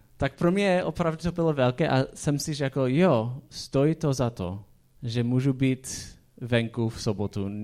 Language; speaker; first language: Czech; non-native, fluent; English